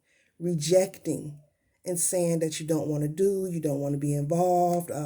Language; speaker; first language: English; native; English